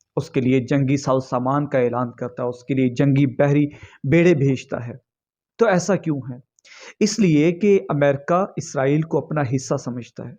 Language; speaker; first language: Urdu; non-native, local second language; Punjabi